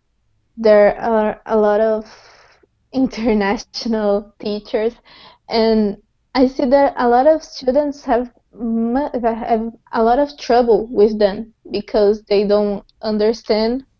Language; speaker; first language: English; non-native, fluent; Portuguese